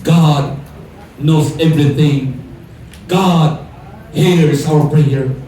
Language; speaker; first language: English; non-native, local second language; Filipino